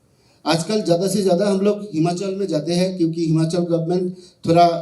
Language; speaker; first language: Hindi; non-native, local second language; Bangla